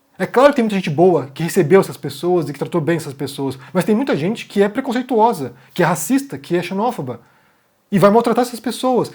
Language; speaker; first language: Portuguese; native; Portuguese